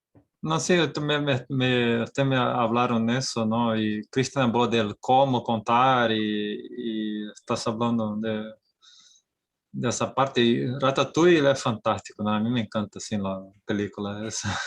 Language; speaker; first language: Spanish; non-native, fluent; Portuguese